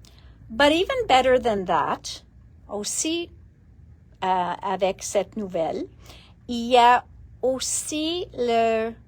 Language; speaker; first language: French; non-native, local second language; English